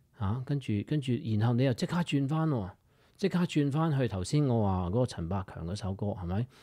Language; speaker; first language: Cantonese; early bilingual, heritage; Cantonese